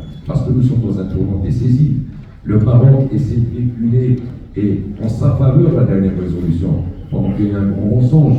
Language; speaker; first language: French; non-native, local second language; Arabic